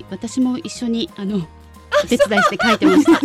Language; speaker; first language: Japanese; native; Japanese